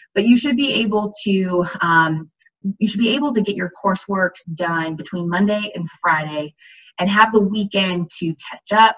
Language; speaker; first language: English; native; English